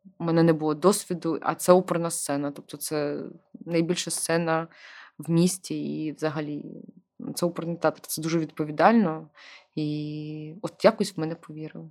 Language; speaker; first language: Ukrainian; non-native, local second language; Russian